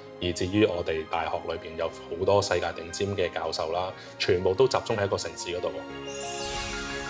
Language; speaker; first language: Cantonese; native; Cantonese